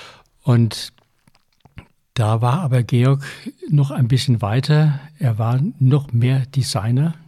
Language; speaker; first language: German; native; German